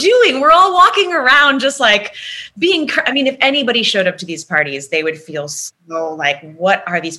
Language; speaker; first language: English; native; English